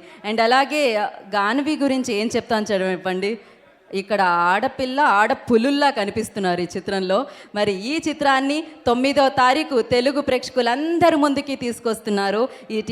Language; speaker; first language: Telugu; native; Telugu